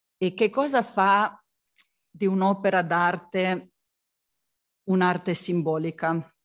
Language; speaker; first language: Italian; non-native, fluent; Slovenian